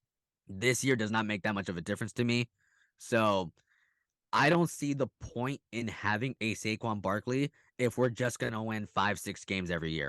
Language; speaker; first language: English; native; English